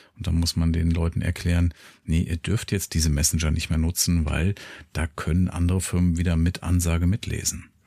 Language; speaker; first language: German; native; German